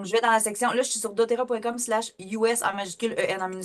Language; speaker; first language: French; native; French